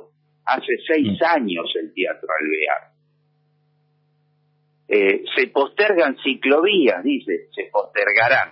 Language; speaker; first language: Spanish; native; Spanish